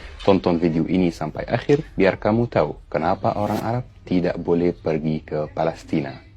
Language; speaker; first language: Indonesian; non-native, fluent; Arabic